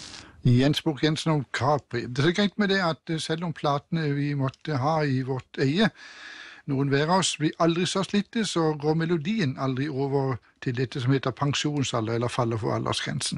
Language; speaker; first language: Norwegian; native; Norwegian